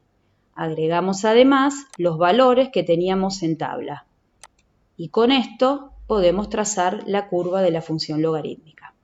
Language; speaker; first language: Spanish; native; Spanish